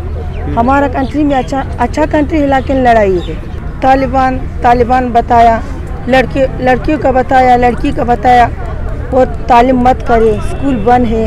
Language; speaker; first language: Hindi; non-native, learner; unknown